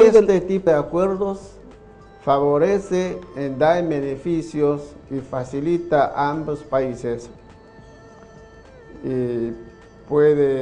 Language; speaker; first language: Spanish; non-native, fluent; Chinese